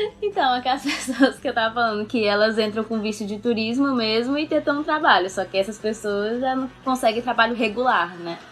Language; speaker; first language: Portuguese; native; Portuguese